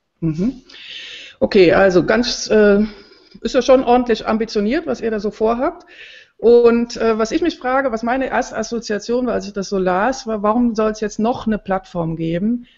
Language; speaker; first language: German; native; German